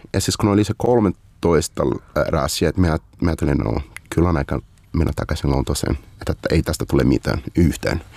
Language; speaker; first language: Finnish; non-native, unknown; Portuguese